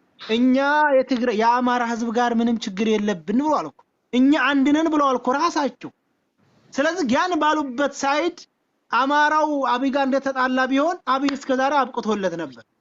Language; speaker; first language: Amharic; non-native, local second language; Oromo